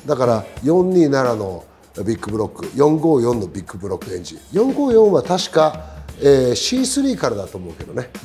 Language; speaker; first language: Japanese; native; Japanese